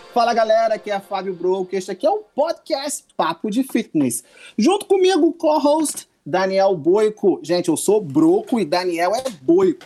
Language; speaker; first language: Portuguese; native; Portuguese